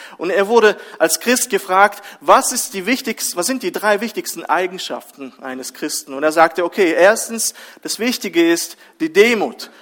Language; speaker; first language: German; early bilingual, other home language; Russian